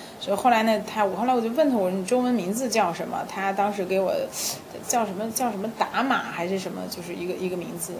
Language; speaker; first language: Chinese; native; Chinese